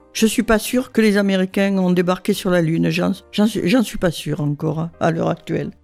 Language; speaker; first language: French; native; French